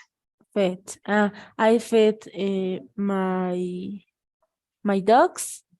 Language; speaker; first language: English; non-native, learner; Spanish